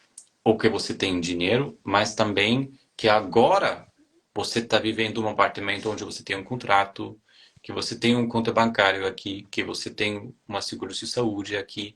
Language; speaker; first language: Portuguese; non-native, fluent; German